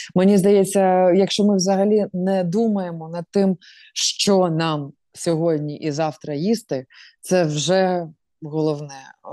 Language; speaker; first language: Ukrainian; non-native, local second language; Russian